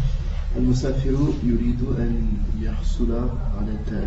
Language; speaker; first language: Arabic; non-native, learner; French